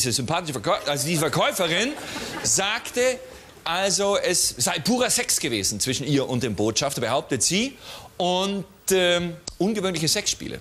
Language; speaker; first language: German; native; German